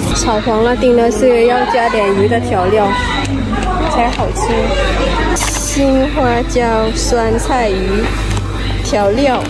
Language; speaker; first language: Chinese; non-native, fluent; Lao